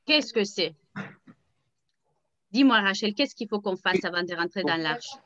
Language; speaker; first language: French; native; French